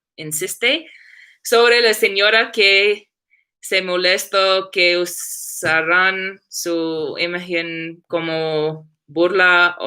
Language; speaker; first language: Spanish; non-native, learner; English